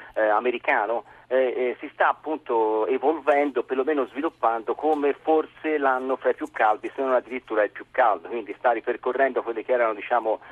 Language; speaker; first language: Italian; native; Italian